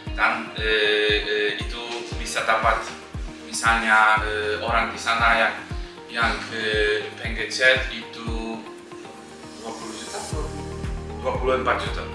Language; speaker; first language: Indonesian; non-native, learner; Polish